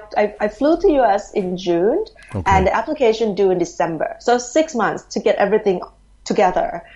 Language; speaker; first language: English; non-native, fluent; Thai